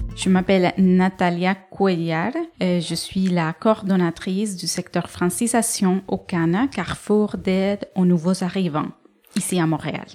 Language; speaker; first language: French; non-native, fluent; Spanish